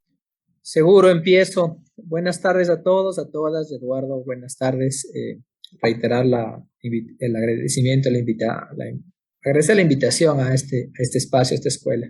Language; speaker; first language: Spanish; native; Spanish